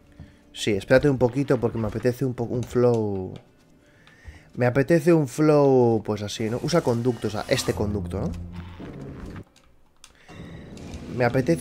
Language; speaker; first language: Spanish; native; Spanish